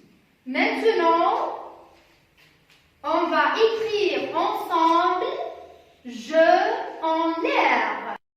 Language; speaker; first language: French; non-native, local second language; Arabic